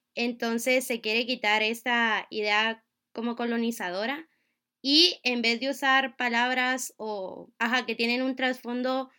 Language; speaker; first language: Spanish; native; Spanish